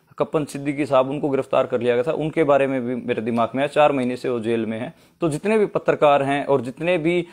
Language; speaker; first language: Hindi; native; Hindi